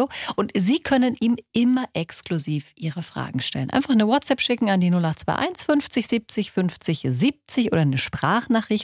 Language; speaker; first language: German; native; German